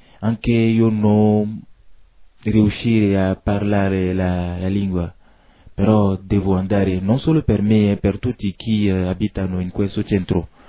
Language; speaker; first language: Italian; non-native, learner; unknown